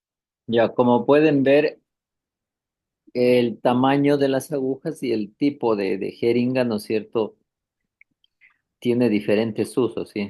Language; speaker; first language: Spanish; native; Spanish